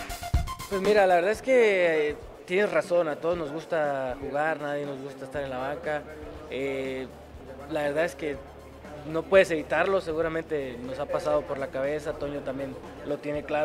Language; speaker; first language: Spanish; native; Spanish